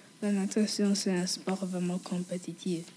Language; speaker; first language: French; non-native, fluent; English